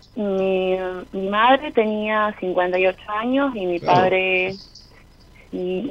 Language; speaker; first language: Spanish; native; Spanish